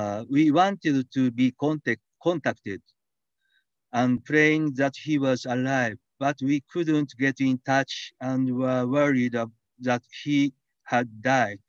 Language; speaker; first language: English; non-native, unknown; Japanese